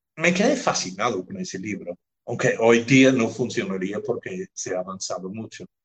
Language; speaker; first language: Spanish; non-native, fluent; English